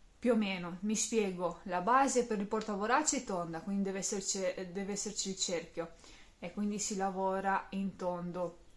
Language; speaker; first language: Italian; non-native, fluent; Romanian